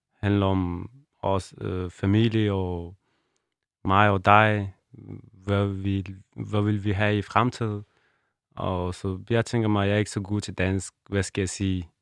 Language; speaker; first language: Danish; non-native, learner; Persian